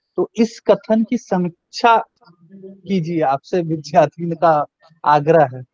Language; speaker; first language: Hindi; native; Hindi